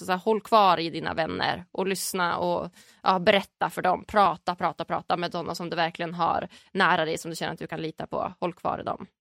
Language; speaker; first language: Swedish; native; Swedish